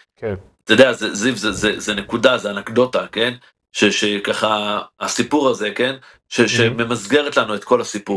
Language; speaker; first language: Hebrew; native; Hebrew